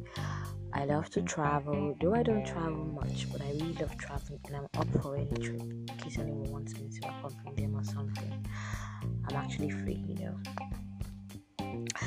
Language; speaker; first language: English; non-native, local second language; Igbo